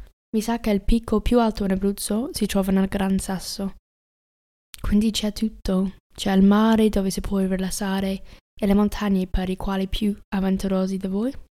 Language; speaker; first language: Italian; non-native, learner; English